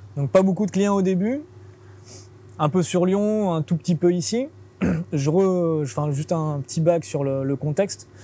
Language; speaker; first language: French; native; French